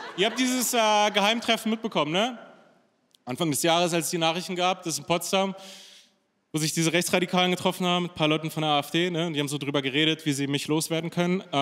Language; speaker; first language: German; early bilingual, other home language; Persian